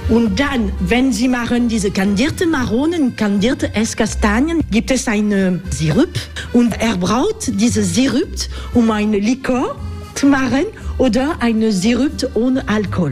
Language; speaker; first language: German; non-native, learner; French